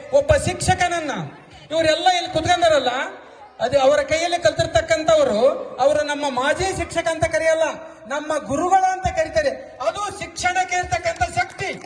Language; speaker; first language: Kannada; non-native, local second language; Lambadi